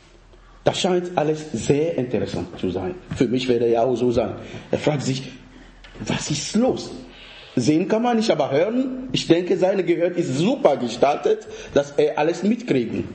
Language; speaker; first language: German; non-native, fluent; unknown